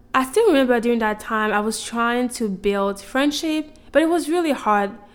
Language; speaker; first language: English; non-native, fluent; French